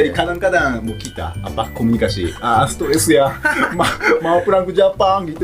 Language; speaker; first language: Indonesian; non-native, fluent; Japanese